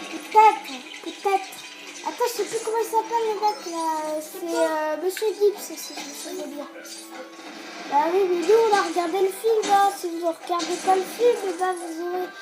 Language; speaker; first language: French; native; French